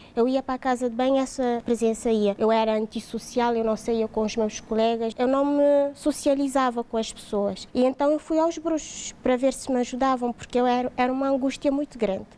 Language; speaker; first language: Portuguese; non-native, local second language; Kabuverdianu